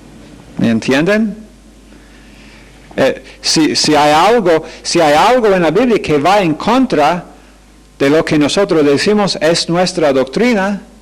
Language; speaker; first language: Spanish; non-native, fluent; English